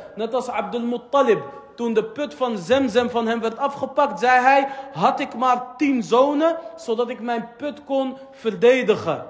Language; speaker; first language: Dutch; early bilingual, other home language; Arabic